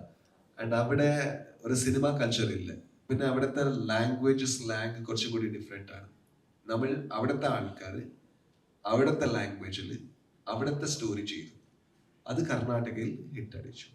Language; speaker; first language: Malayalam; non-native, learner; Kannada